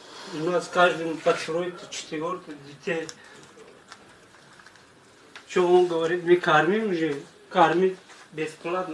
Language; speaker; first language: Russian; non-native, learner; Tajik